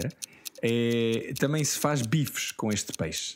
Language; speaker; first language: Portuguese; non-native, fluent; English